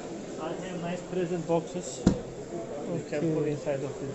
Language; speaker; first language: English; non-native, learner; Turkish